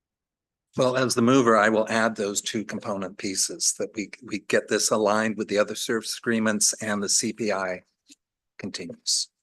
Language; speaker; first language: English; native; English